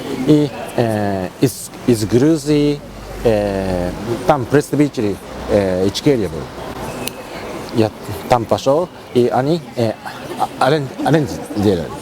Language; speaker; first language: Russian; non-native, learner; Japanese